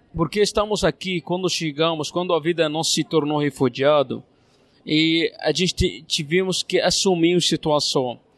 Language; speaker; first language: Portuguese; non-native, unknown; Arabic